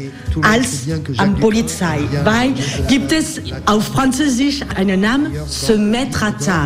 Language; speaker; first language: German; non-native, learner; French